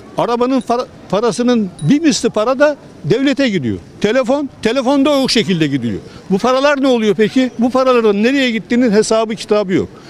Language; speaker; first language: Turkish; native; Turkish